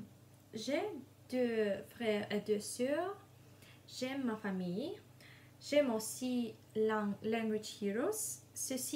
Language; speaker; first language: French; non-native, learner; Russian